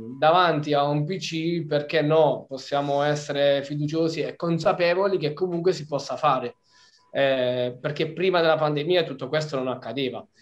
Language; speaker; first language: Italian; native; Italian